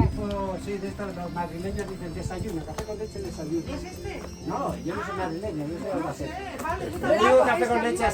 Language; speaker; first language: Spanish; native; Spanish